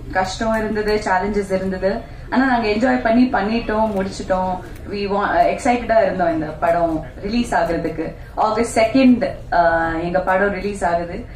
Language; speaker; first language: Tamil; non-native, local second language; Malayalam